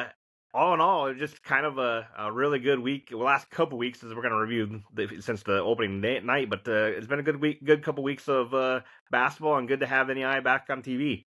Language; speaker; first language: English; native; English